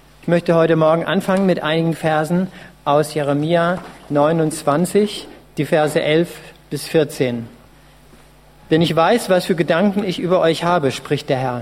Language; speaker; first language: German; native; German